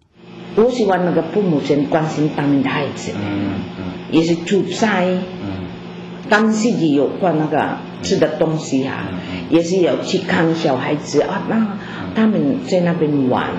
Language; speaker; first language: Chinese; non-native, learner; Filipino